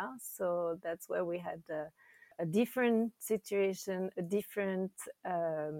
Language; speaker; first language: English; non-native, fluent; French